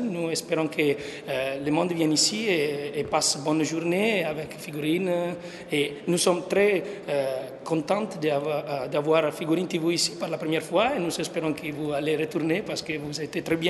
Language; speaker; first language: French; non-native, learner; Italian